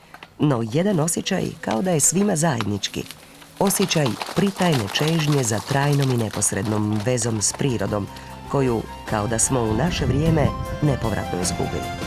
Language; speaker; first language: Croatian; native; Croatian